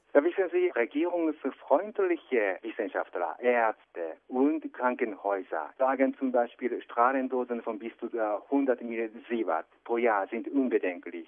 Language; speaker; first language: German; non-native, fluent; Japanese